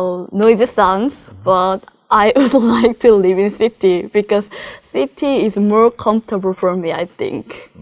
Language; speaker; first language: English; non-native, learner; Korean